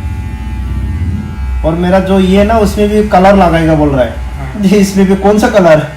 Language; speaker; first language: Hindi; non-native, local second language; Bodo